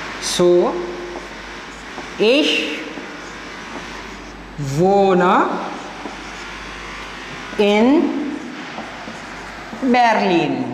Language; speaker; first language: German; non-native, learner; Marathi